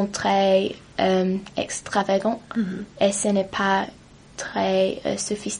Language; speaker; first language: French; non-native, learner; English